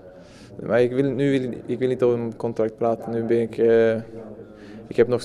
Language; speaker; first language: Dutch; non-native, fluent; Swedish